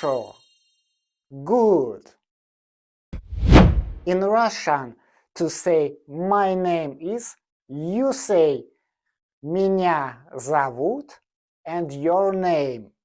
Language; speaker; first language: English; non-native, fluent; Russian